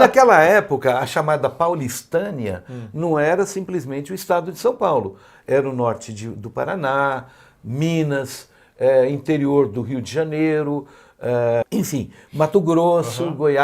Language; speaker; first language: Portuguese; native; Portuguese